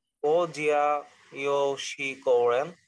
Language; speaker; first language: Chinese; non-native, learner; Bangla